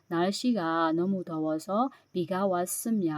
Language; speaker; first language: Korean; non-native, fluent; Burmese